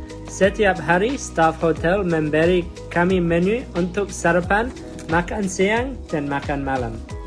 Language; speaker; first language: Indonesian; non-native, learner; English